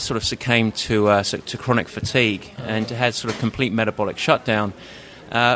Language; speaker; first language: English; native; English